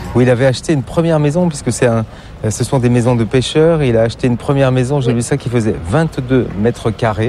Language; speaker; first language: French; native; French